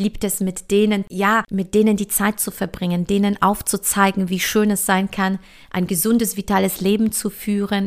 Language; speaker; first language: German; early bilingual, other home language; Polish